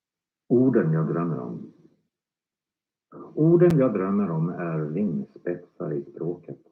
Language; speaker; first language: Swedish; native; Swedish